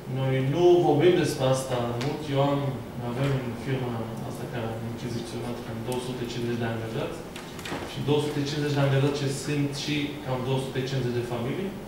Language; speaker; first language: Romanian; non-native, fluent; Hebrew